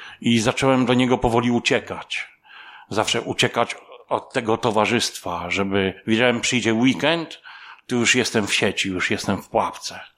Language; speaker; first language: Polish; native; Polish